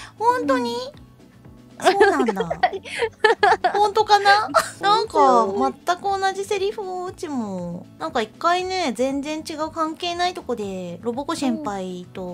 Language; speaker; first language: Japanese; native; Japanese